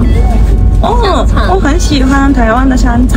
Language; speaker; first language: Chinese; non-native, learner; Japanese